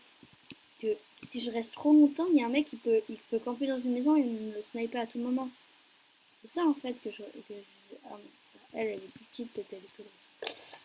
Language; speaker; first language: French; native; French